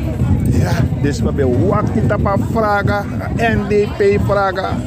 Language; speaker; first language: Dutch; non-native, local second language; Sranan Tongo